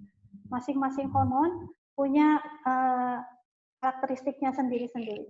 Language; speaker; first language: Indonesian; native; Indonesian